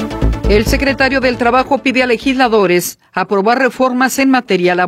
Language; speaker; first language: Spanish; native; Spanish